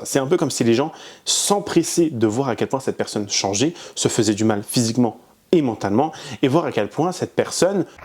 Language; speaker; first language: French; native; French